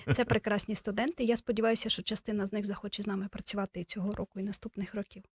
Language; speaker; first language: Ukrainian; native; Ukrainian